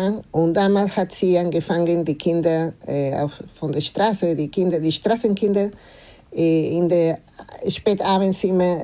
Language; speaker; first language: German; non-native, fluent; Spanish